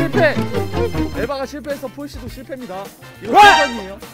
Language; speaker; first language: Korean; native; Korean